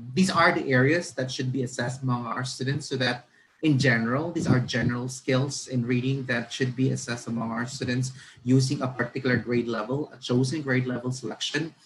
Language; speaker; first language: English; non-native, local second language; Filipino